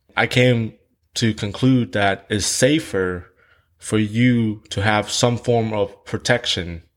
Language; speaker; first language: English; early bilingual, other home language; Vietnamese